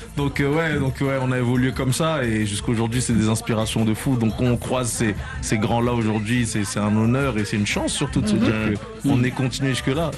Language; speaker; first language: French; native; French